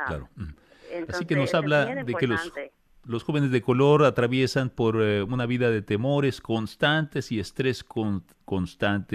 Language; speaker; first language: Spanish; native; Spanish